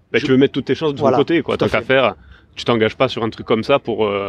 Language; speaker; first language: French; native; French